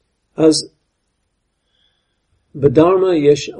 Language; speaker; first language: Hebrew; non-native, fluent; English